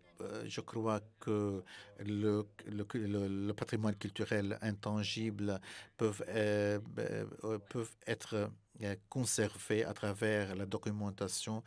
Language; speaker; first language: French; non-native, fluent; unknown